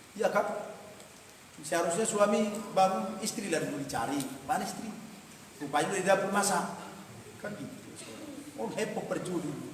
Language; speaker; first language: Indonesian; non-native, local second language; Batak Toba